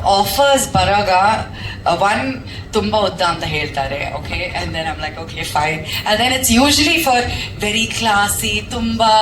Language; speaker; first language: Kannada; non-native, local second language; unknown